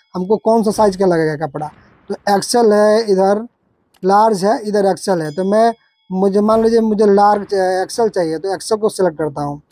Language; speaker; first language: Hindi; native; Hindi